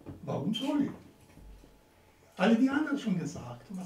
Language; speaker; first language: German; non-native, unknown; Italian